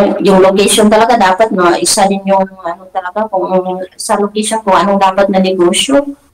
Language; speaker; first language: Filipino; non-native, local second language; Cebuano